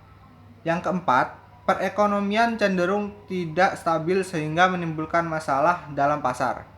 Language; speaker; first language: Indonesian; native; Indonesian